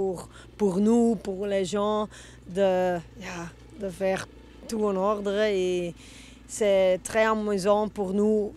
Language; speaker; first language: French; non-native, local second language; Dutch